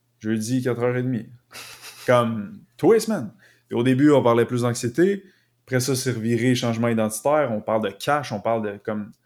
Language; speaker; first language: French; native; French